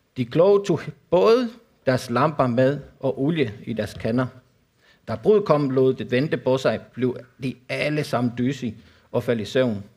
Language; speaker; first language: Danish; non-native, fluent; Spanish